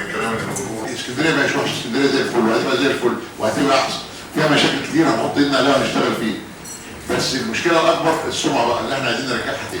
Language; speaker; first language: Arabic; native; Arabic